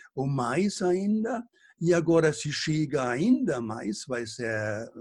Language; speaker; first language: Portuguese; non-native, fluent; German